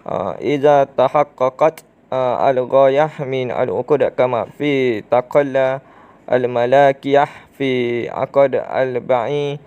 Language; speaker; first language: Arabic; non-native, learner; Malay